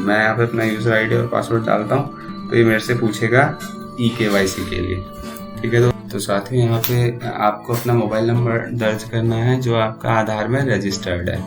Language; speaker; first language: Hindi; native; Hindi